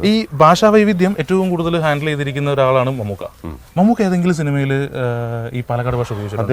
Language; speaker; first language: Malayalam; native; Malayalam